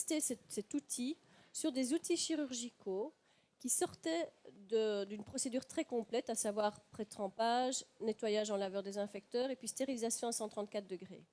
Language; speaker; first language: French; native; French